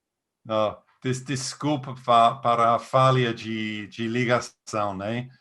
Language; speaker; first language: Portuguese; non-native, fluent; English